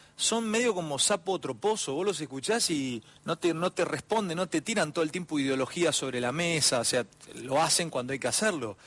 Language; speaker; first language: Spanish; native; Spanish